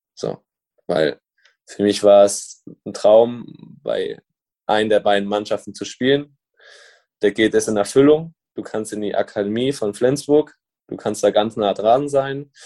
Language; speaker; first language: German; native; German